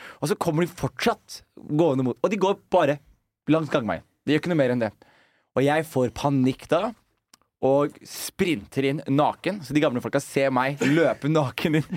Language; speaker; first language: Norwegian; early bilingual, other home language; Somali